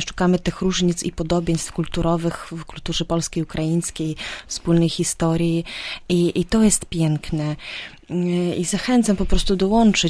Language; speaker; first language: Polish; non-native, fluent; Ukrainian